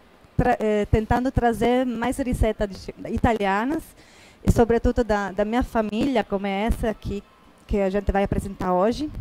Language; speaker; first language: Portuguese; non-native, fluent; Italian